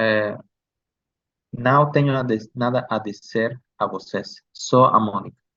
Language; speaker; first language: Portuguese; non-native, learner; Spanish